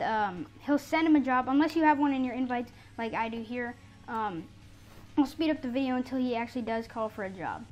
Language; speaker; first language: English; native; English